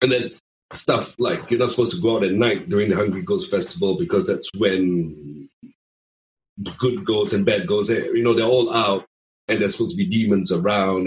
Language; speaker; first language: English; native; English